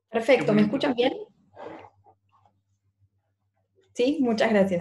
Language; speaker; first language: Spanish; native; Spanish